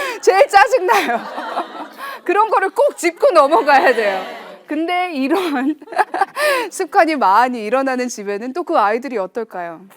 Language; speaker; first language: Korean; early bilingual, heritage; Korean